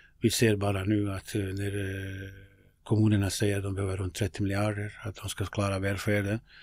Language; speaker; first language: Swedish; non-native, fluent; Bosnian